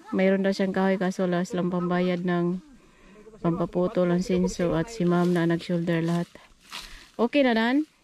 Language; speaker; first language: Filipino; non-native, local second language; Cebuano